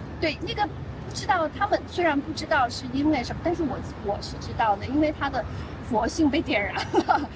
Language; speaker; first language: Chinese; native; Chinese